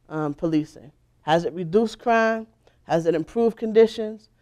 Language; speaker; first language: English; native; English